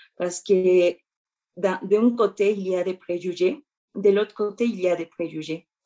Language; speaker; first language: French; non-native, fluent; Spanish